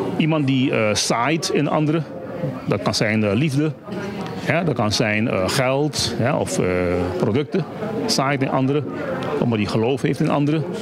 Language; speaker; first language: Dutch; native; Dutch